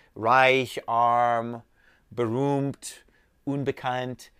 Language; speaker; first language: German; non-native, learner; English